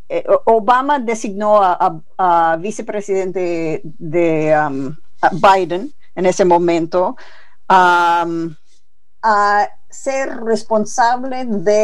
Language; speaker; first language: Spanish; non-native, fluent; English